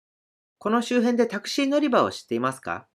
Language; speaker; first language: Japanese; native; Japanese